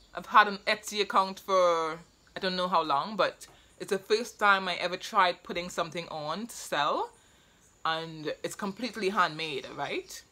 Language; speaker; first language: English; native; English